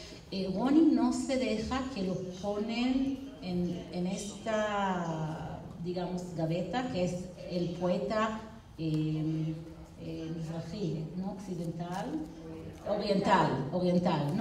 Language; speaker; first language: Spanish; non-native, fluent; Hebrew